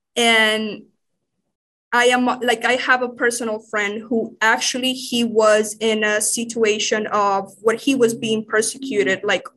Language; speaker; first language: English; non-native, fluent; Spanish